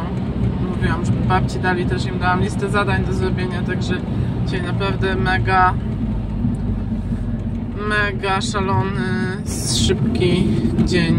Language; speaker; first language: Polish; native; Polish